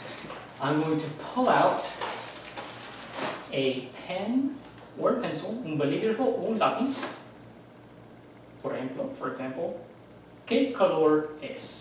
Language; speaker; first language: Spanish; non-native, fluent; English